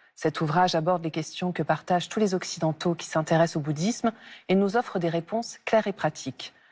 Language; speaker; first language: French; native; French